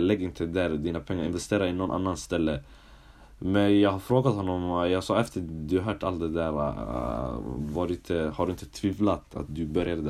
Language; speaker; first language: Swedish; early bilingual, other home language; Somali